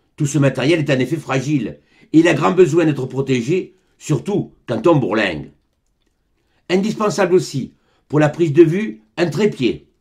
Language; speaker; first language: French; native; French